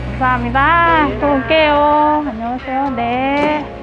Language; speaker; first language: Korean; non-native, fluent; Thai